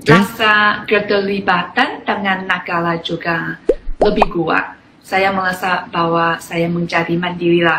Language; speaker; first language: Indonesian; non-native, fluent; Chinese